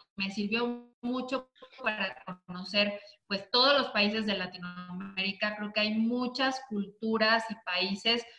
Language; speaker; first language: Spanish; native; Spanish